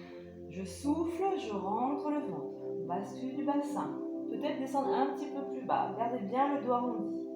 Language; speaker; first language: French; native; French